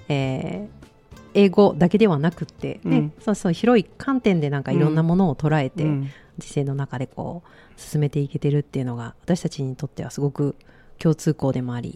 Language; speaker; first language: Japanese; native; Japanese